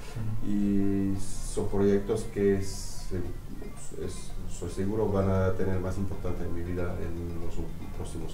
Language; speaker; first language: Spanish; non-native, fluent; French